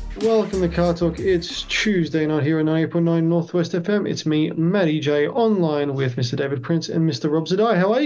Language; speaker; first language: English; native; English